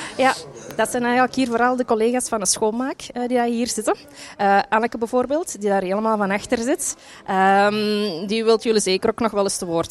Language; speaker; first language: Dutch; native; Dutch